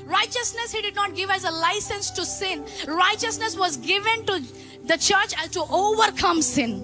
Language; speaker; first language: English; non-native, local second language; Telugu